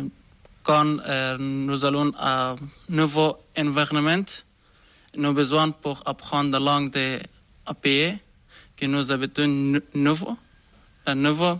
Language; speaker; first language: French; non-native, learner; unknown